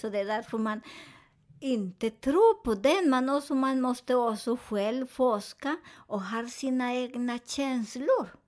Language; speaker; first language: Swedish; non-native, fluent; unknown